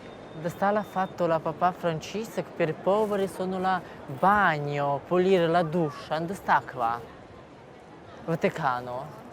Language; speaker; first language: Italian; non-native, learner; Russian